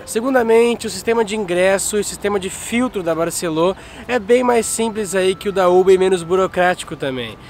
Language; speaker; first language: Portuguese; native; Portuguese